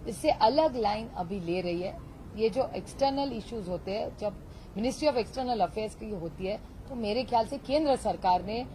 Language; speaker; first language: Hindi; non-native, local second language; Marathi